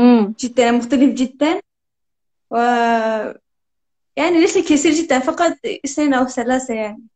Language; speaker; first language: Arabic; non-native, learner; Turkish